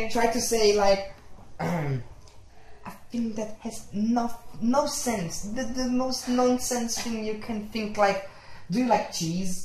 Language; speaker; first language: English; non-native, fluent; Portuguese